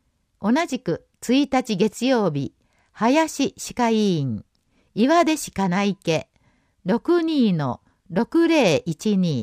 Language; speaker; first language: Japanese; native; Japanese